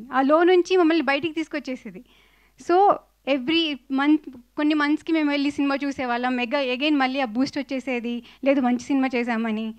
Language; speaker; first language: Telugu; non-native, fluent; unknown